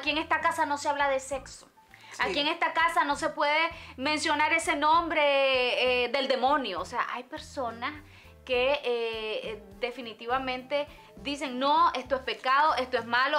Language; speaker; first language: Spanish; native; Spanish